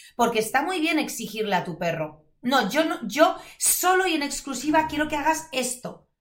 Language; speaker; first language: Spanish; non-native, fluent; Polish